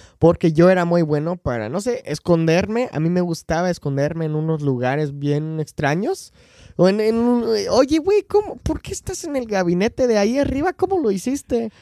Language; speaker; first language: Spanish; non-native, fluent; English